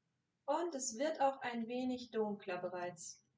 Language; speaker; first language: German; non-native, fluent; French